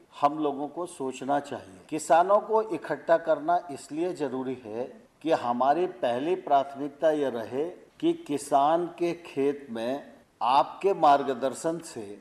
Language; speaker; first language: Hindi; native; Hindi